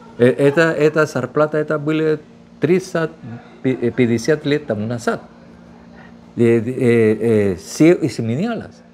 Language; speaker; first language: Russian; non-native, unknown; Spanish